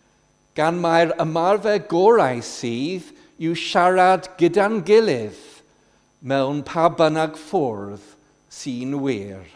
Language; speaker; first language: Welsh; non-native, fluent; English